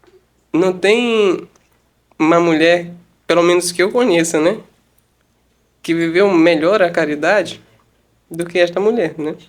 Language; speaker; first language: Portuguese; native; Portuguese